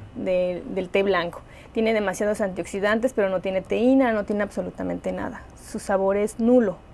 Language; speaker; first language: Spanish; native; Spanish